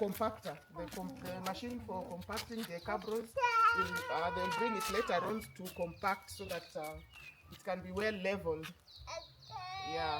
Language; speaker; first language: English; non-native, local second language; Swahili